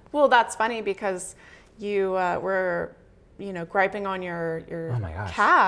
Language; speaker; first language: English; native; English